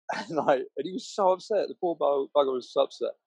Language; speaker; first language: English; native; English